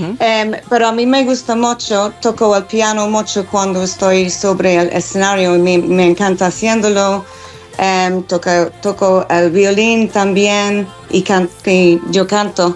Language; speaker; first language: Spanish; non-native, fluent; English